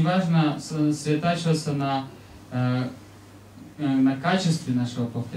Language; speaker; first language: Russian; native; Russian